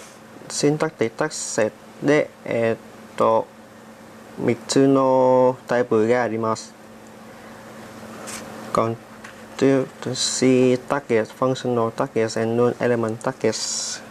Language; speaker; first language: Japanese; non-native, learner; Vietnamese